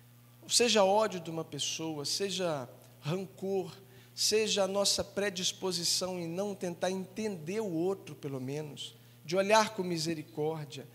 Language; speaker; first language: Portuguese; native; Portuguese